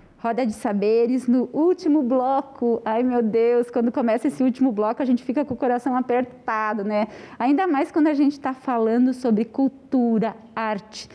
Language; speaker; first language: Portuguese; native; Portuguese